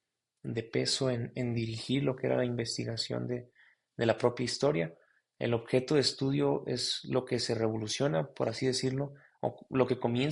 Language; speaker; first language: Spanish; native; Spanish